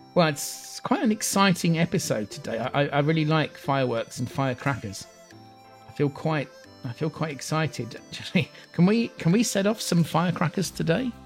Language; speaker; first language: English; native; English